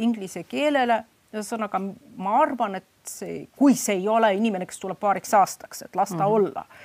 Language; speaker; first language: Estonian; non-native, fluent; Russian